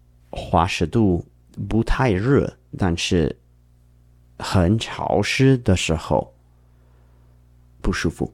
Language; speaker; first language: Chinese; non-native, learner; English